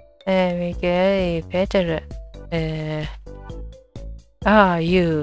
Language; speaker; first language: English; non-native, learner; Japanese